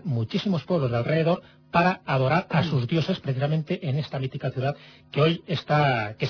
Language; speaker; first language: Spanish; native; Spanish